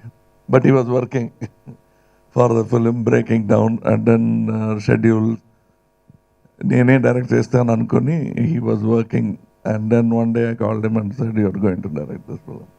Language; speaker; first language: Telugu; non-native, local second language; Tamil